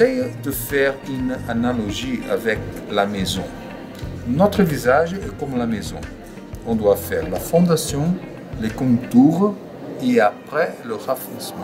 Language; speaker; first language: French; non-native, fluent; Portuguese